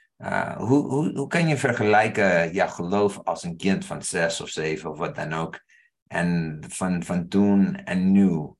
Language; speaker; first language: Dutch; non-native, fluent; English